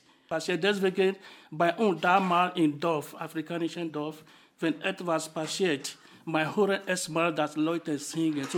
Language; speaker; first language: German; non-native, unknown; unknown